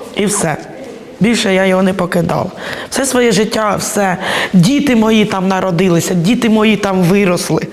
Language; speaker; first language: Ukrainian; native; Ukrainian